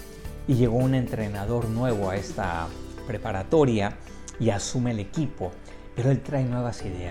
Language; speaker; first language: Spanish; native; Spanish